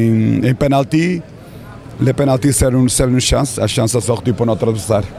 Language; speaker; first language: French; non-native, learner; Portuguese